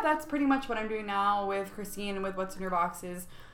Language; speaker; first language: English; native; English